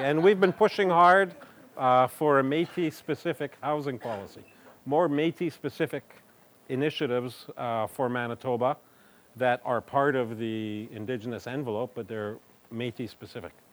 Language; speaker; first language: English; non-native, local second language; French